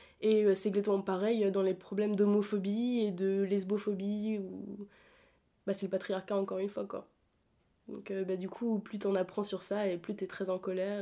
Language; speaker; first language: French; native; French